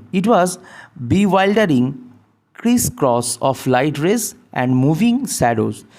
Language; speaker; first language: English; non-native, local second language; Bangla